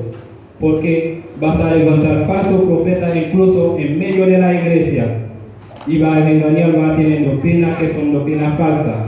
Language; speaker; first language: Spanish; non-native, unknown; Haitian Creole